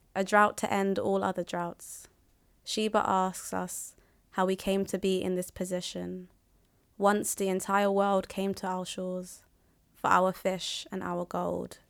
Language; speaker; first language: English; early bilingual, other home language; Somali